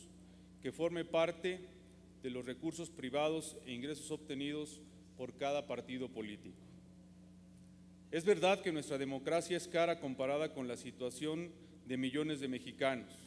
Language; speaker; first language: Spanish; native; Spanish